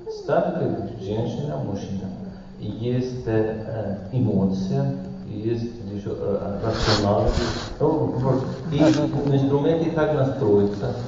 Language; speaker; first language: Russian; non-native, learner; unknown